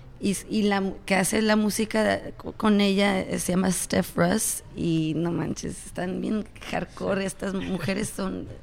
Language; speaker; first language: Spanish; native; Spanish